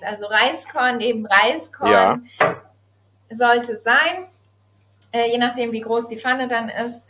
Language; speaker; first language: German; native; German